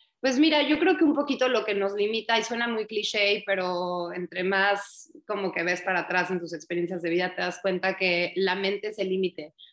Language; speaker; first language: Spanish; native; Spanish